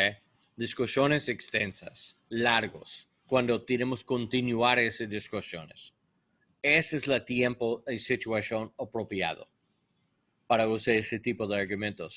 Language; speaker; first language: Spanish; non-native, learner; English